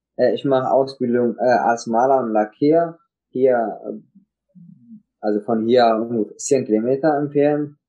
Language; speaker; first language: German; non-native, learner; Tigrinya